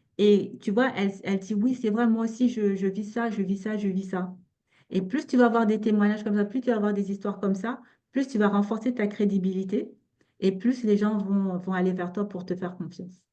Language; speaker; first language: French; native; French